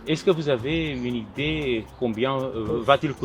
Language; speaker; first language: French; non-native, fluent; Romanian